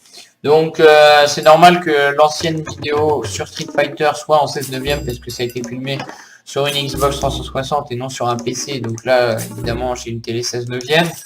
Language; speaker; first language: French; native; French